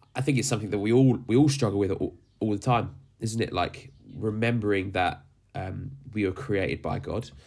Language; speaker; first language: English; native; English